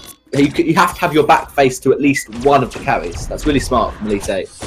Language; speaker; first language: English; native; English